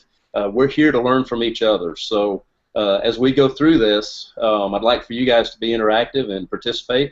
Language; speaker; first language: English; native; English